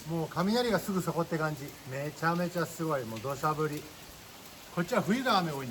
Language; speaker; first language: Japanese; native; Japanese